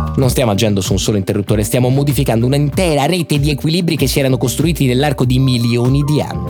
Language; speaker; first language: Italian; native; Italian